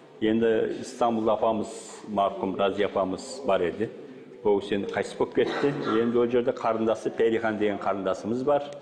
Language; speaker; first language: Kazakh; early bilingual, heritage; Kazakh